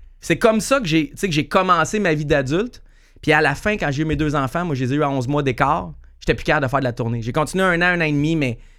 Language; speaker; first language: French; native; French